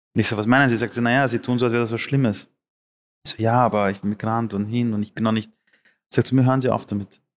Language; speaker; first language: German; early bilingual, other home language; Persian